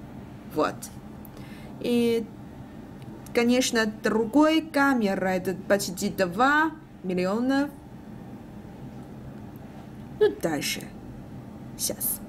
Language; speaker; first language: Russian; non-native, learner; Chinese